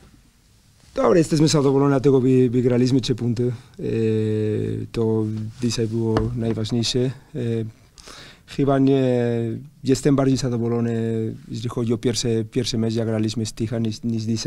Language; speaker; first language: Polish; non-native, learner; Spanish